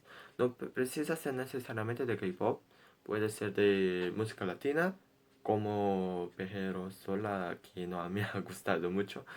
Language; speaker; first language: Spanish; non-native, learner; Portuguese